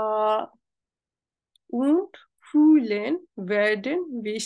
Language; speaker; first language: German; non-native, fluent; Bangla